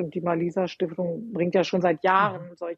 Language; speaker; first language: German; native; German